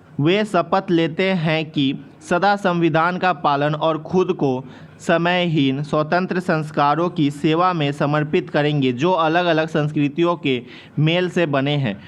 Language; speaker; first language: Hindi; native; Hindi